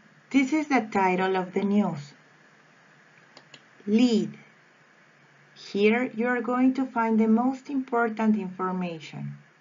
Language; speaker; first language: English; non-native, fluent; Spanish